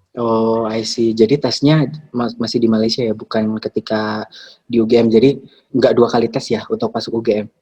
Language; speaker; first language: Indonesian; native; Indonesian